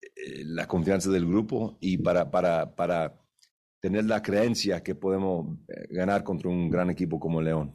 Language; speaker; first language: Spanish; early bilingual, heritage; Spanish